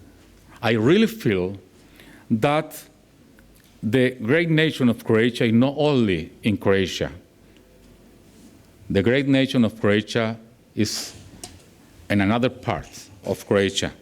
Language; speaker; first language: English; non-native, learner; Spanish